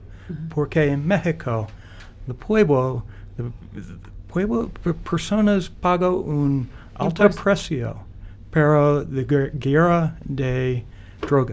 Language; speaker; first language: Spanish; non-native, learner; English